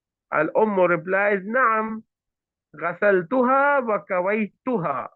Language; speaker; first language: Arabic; non-native, fluent; Hindi